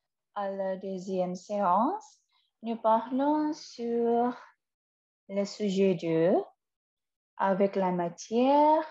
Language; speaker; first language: French; non-native, fluent; Indonesian